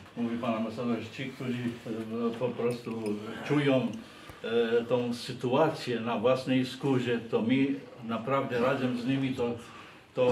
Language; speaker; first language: Polish; non-native, fluent; Arabic